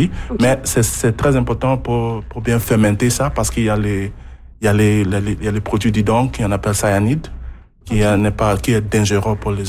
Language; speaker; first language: French; non-native, learner; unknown